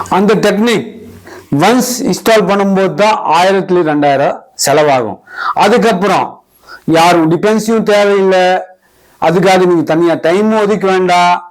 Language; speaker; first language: Tamil; non-native, local second language; Hindi